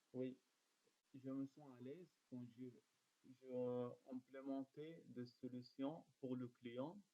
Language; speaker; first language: French; non-native, learner; Arabic